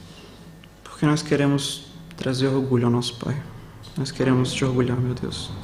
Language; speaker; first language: Portuguese; native; Portuguese